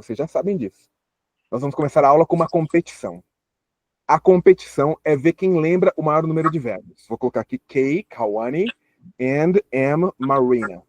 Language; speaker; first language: Portuguese; native; Portuguese